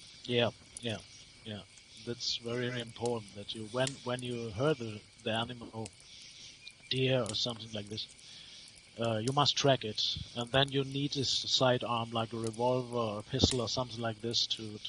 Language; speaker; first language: English; non-native, learner; German